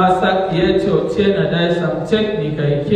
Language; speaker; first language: Danish; non-native, fluent; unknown